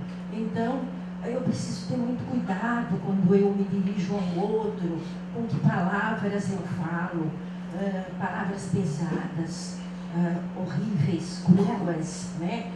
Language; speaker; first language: Portuguese; native; Portuguese